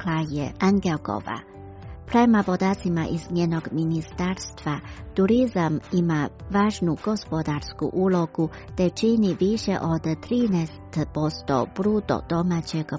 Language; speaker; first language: Croatian; non-native, fluent; Chinese